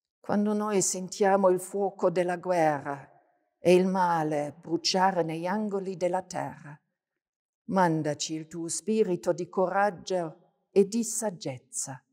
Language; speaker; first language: Italian; non-native, fluent; German